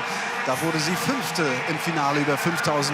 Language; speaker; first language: German; native; German